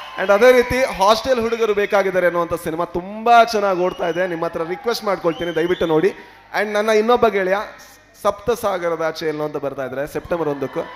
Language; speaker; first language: Kannada; native; Kannada